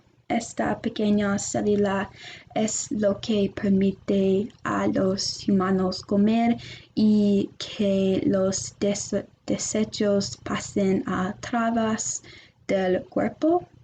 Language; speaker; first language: Spanish; non-native, learner; English